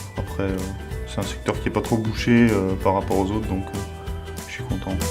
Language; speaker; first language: French; native; French